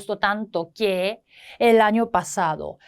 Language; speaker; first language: Spanish; non-native, fluent; Korean